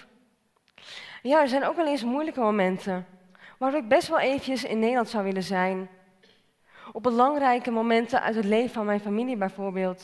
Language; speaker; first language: Dutch; native; Dutch